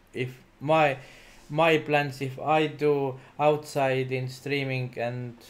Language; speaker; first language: English; non-native, learner; Estonian